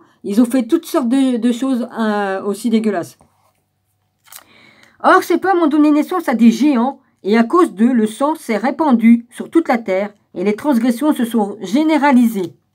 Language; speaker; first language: French; native; French